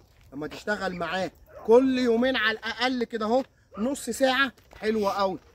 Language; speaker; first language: Arabic; native; Arabic